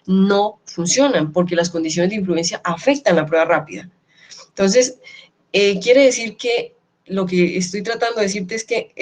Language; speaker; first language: Spanish; native; Spanish